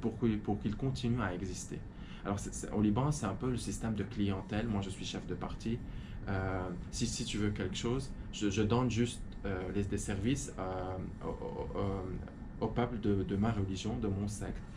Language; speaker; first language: French; non-native, fluent; Arabic